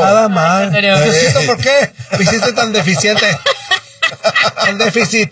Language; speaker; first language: Spanish; native; Spanish